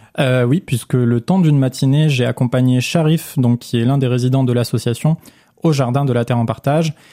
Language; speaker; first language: French; native; French